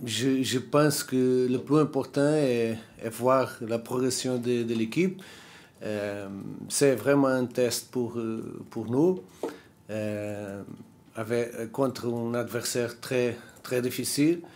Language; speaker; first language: French; non-native, learner; Portuguese